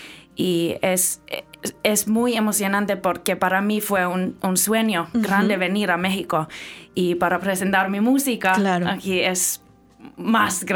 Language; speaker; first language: Spanish; non-native, learner; Finnish